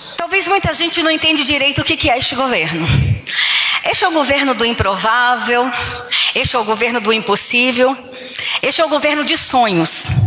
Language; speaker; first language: Portuguese; native; Portuguese